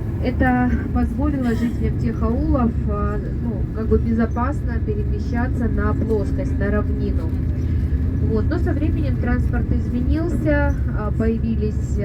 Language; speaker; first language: Russian; native; Russian